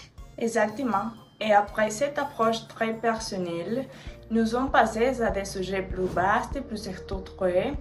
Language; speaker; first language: French; non-native, learner; Spanish